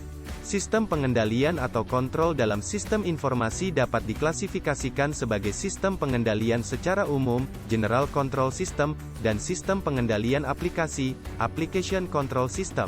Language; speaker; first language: Indonesian; native; Indonesian